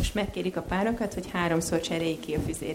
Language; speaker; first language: Hungarian; native; Hungarian